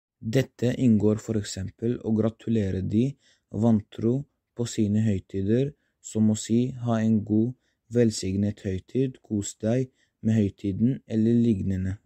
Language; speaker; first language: Norwegian; non-native, fluent; Arabic